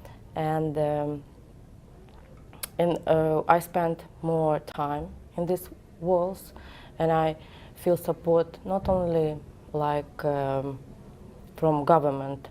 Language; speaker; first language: English; non-native, learner; Ukrainian